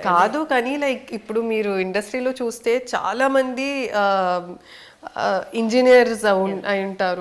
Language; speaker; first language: Telugu; non-native, local second language; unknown